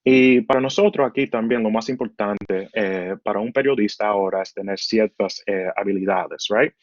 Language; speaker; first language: Spanish; early bilingual, heritage; Spanish